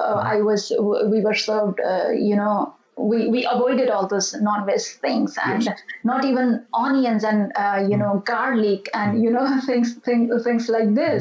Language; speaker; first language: English; non-native, local second language; Nepali